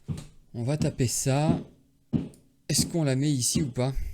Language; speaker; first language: French; native; French